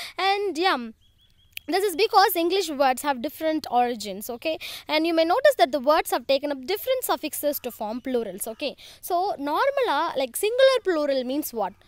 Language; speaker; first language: English; non-native, local second language; Tamil